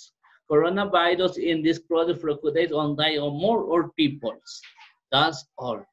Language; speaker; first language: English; non-native, learner; Spanish